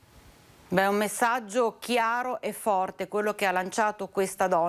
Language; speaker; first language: Italian; native; Italian